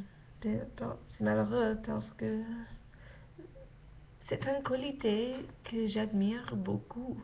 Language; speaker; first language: French; non-native, learner; English